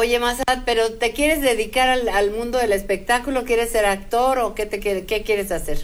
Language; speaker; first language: Spanish; native; Spanish